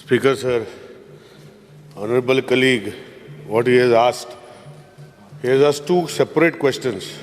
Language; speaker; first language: English; non-native, local second language; Konkani